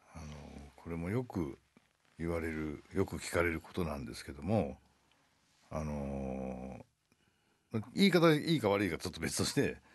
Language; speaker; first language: Japanese; native; Japanese